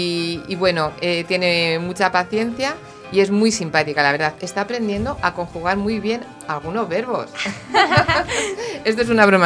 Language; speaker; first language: Spanish; native; Spanish